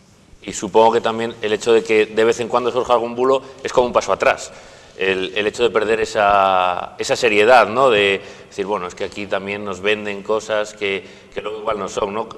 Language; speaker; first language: Spanish; native; Spanish